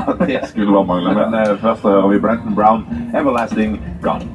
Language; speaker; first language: Norwegian; native; Norwegian